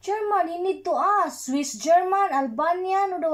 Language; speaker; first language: English; non-native, learner; Cebuano